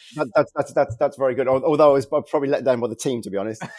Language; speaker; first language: English; native; English